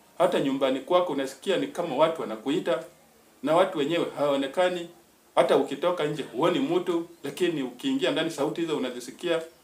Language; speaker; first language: Swahili; native; Swahili